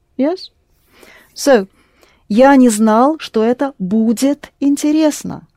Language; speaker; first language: Russian; non-native, fluent; English